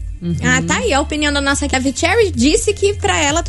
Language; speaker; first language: Portuguese; native; Portuguese